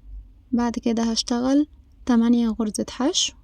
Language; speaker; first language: Arabic; native; Arabic